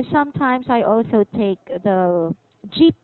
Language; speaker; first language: English; non-native, fluent; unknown